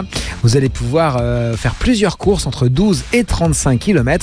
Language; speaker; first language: French; native; French